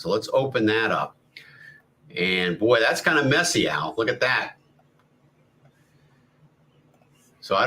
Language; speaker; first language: English; native; English